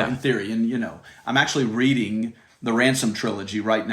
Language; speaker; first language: English; native; English